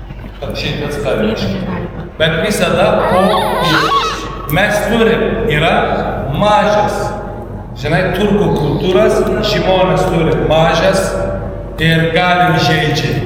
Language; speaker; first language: Lithuanian; non-native, learner; Turkish